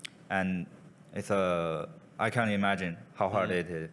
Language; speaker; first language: English; non-native, learner; Chinese